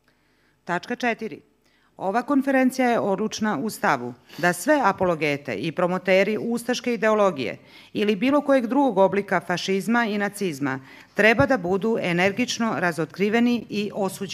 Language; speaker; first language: Croatian; native; Croatian